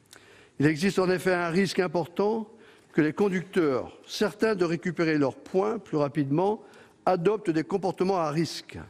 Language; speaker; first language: French; native; French